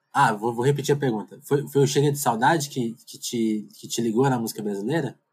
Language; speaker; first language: Portuguese; native; Portuguese